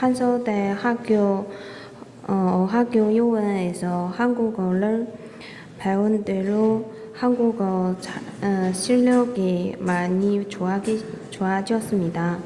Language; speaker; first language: Korean; non-native, fluent; Chinese